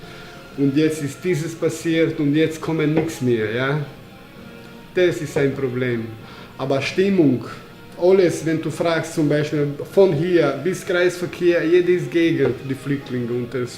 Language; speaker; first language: German; non-native, fluent; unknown